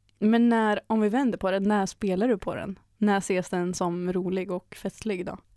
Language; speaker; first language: Swedish; native; Swedish